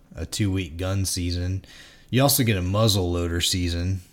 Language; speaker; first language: English; native; English